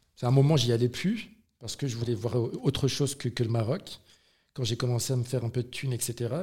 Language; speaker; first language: French; early bilingual, other home language; Arabic